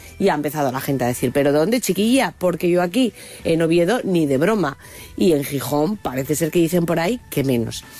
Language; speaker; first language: Spanish; native; Spanish